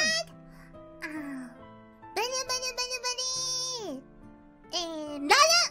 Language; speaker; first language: English; non-native, learner; Japanese